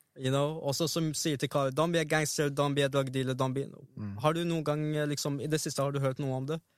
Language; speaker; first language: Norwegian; early bilingual, other home language; Arabic